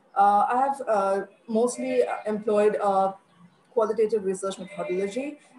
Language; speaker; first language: English; non-native, local second language; Bangla